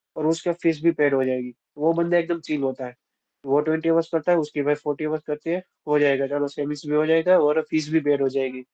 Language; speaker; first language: Hindi; non-native, local second language; Gujarati